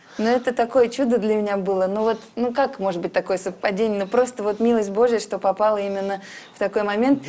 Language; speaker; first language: Russian; early bilingual, heritage; Russian